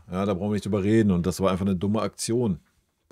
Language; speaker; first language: German; native; German